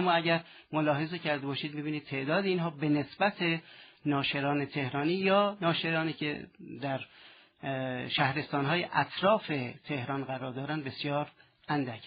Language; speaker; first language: Persian; native; Persian